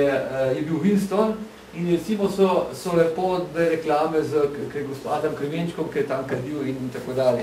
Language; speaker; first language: Slovenian; native; Slovenian